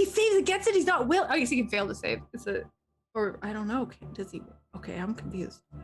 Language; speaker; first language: English; native; English